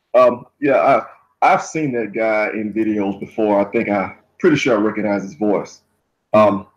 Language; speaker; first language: English; native; English